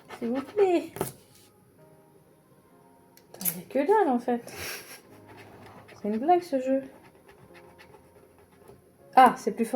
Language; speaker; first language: French; native; French